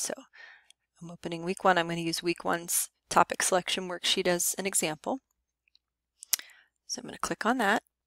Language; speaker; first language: English; native; English